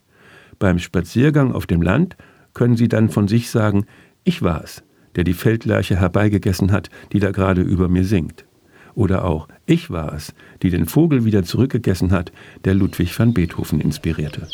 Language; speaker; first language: German; native; German